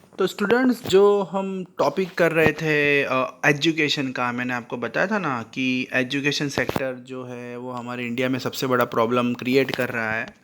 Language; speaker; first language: Hindi; native; Hindi